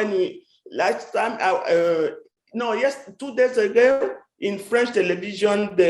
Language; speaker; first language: English; non-native, fluent; French